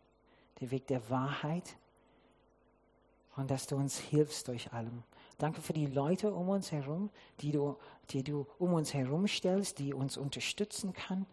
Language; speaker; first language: German; non-native, fluent; English